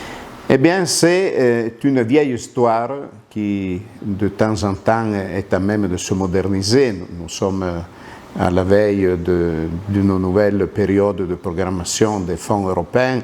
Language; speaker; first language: French; non-native, local second language; Italian